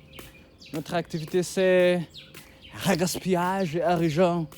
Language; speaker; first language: French; non-native, learner; Kinyarwanda